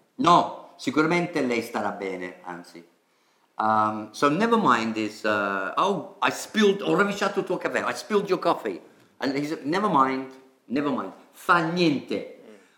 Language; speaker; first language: Italian; non-native, fluent; English